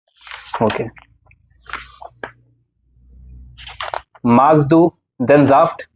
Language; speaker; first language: German; non-native, fluent; Hindi